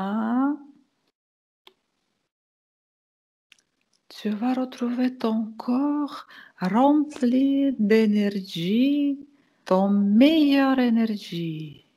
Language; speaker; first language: French; non-native, fluent; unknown